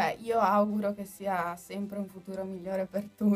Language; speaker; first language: Italian; native; Italian